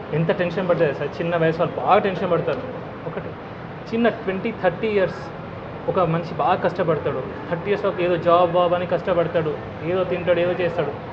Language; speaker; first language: Telugu; non-native, local second language; Hindi